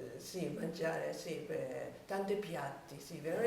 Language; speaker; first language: Italian; non-native, learner; Japanese